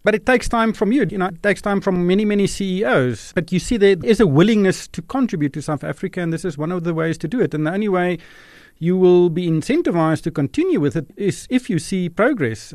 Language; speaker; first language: English; non-native, local second language; Afrikaans